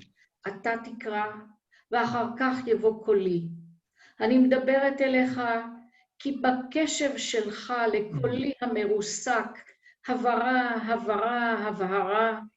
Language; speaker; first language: Hebrew; native; Hebrew